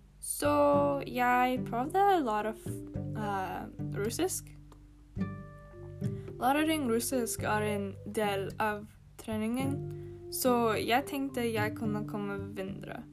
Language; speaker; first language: Norwegian; non-native, learner; English